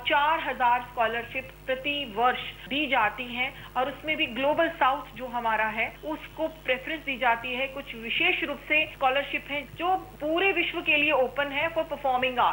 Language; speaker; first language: Hindi; native; Hindi